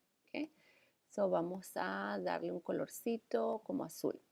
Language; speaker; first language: Spanish; native; Spanish